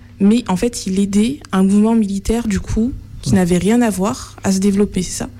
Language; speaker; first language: French; native; French